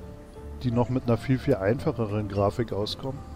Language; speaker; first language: German; native; German